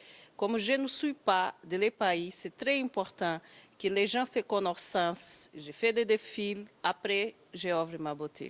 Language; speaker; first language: French; non-native, learner; Portuguese